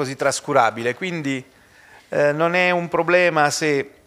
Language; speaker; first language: Italian; native; Italian